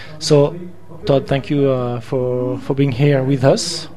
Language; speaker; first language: English; non-native, learner; French